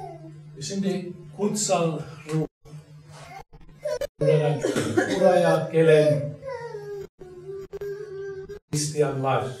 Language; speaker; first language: Turkish; non-native, fluent; Finnish